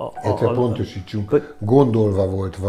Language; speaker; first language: Hungarian; native; Hungarian